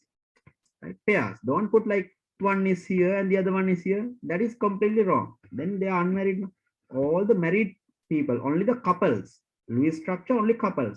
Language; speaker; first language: English; non-native, local second language; Sinhala